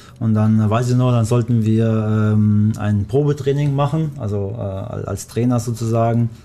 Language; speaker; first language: German; early bilingual, other home language; Albanian